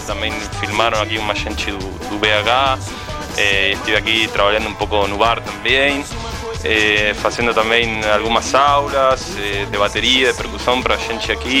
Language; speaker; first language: Portuguese; non-native, fluent; Spanish